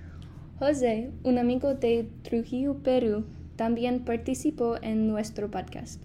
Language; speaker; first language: Spanish; non-native, fluent; English